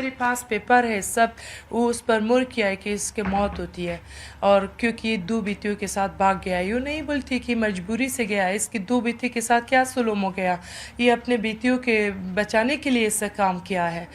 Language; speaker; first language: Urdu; non-native, learner; Persian